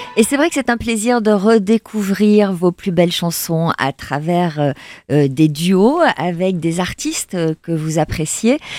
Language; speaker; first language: French; native; French